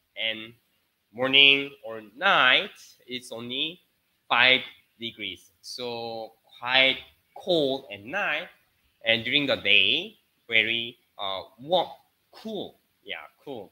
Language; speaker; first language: English; non-native, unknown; Korean